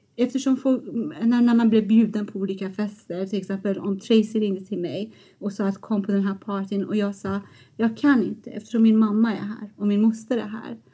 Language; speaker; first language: Swedish; non-native, fluent; Persian